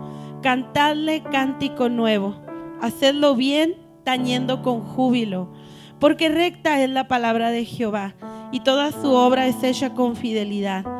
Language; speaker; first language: Spanish; native; Spanish